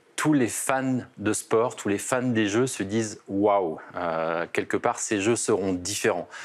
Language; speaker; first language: French; native; French